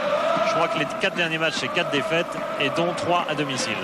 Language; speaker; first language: French; native; French